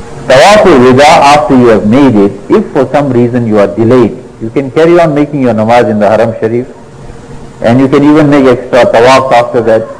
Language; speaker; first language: English; native; English